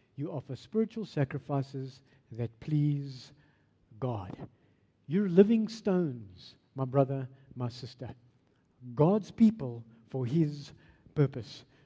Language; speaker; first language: English; non-native, local second language; Afrikaans